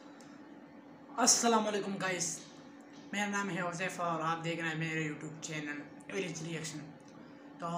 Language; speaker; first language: Hindi; non-native, local second language; Pashto